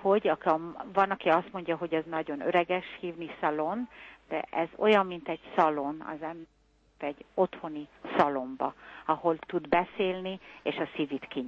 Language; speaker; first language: Hungarian; early bilingual, heritage; Hungarian